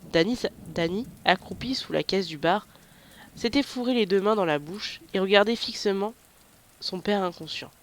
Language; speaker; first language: French; native; French